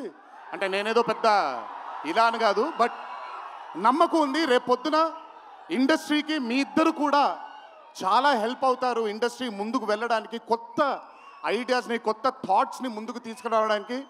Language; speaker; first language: Telugu; native; Telugu